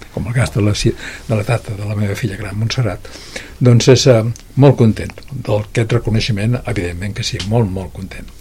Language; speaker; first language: Catalan; native; Catalan